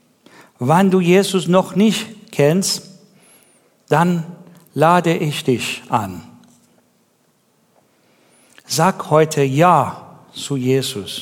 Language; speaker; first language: German; non-native, learner; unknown